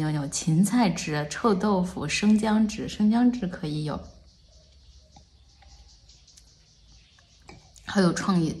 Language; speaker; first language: Chinese; native; Chinese